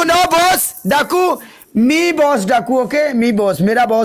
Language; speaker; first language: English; non-native, learner; Punjabi